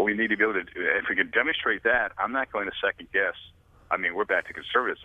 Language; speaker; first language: English; native; English